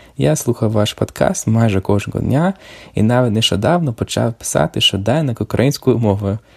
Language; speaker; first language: Ukrainian; non-native, learner; English